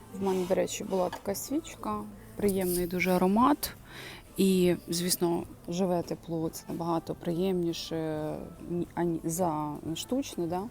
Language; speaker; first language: Ukrainian; native; Ukrainian